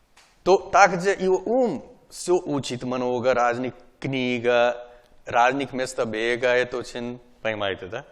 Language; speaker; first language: Russian; non-native, learner; Hindi